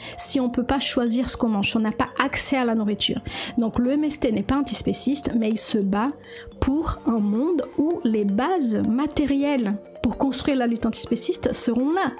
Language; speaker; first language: French; non-native, fluent; Portuguese